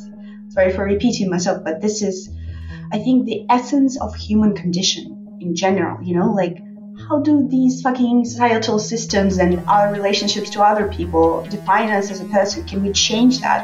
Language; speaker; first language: English; non-native, fluent; Russian